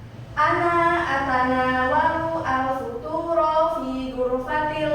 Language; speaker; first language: Arabic; non-native, learner; Indonesian